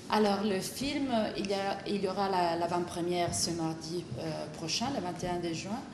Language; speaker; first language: French; non-native, fluent; Italian